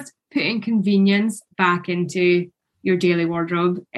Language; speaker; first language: English; native; English